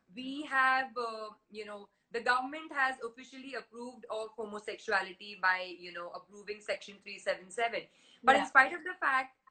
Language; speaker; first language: English; non-native, local second language; Hindi